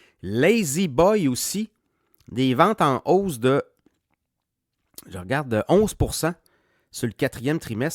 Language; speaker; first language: French; native; French